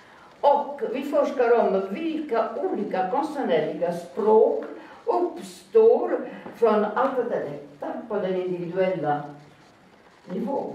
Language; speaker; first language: Swedish; non-native, fluent; Italian